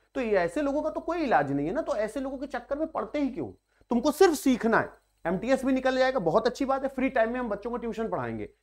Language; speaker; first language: Hindi; native; Hindi